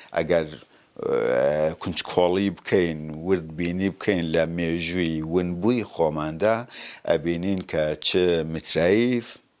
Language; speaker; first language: Central Kurdish; native; Central Kurdish